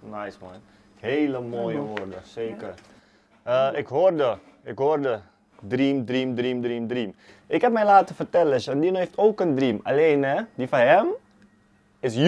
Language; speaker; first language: Dutch; native; Dutch